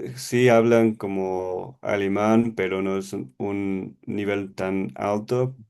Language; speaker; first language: Spanish; non-native, learner; English